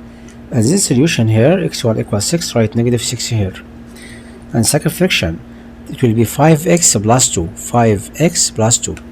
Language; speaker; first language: English; non-native, local second language; Arabic